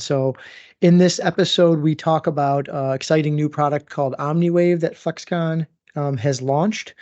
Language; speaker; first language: English; native; English